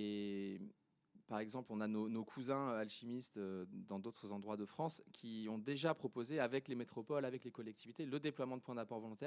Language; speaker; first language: French; native; French